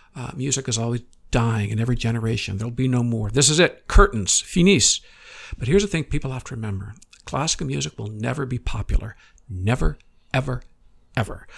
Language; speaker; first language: English; native; English